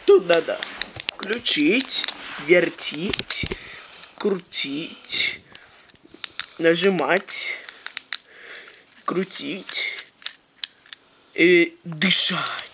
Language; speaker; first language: Russian; early bilingual, heritage; Russian